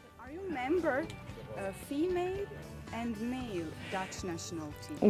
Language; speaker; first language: English; non-native, learner; Serbian